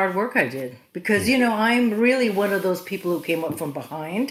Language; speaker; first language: English; native; English